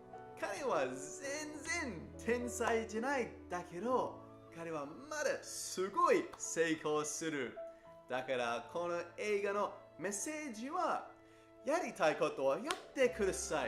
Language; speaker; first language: Japanese; non-native, fluent; English